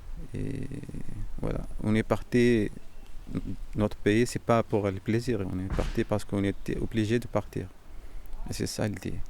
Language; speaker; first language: French; non-native, fluent; Arabic